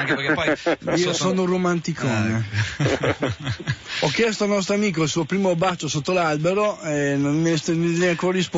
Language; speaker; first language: Italian; native; Italian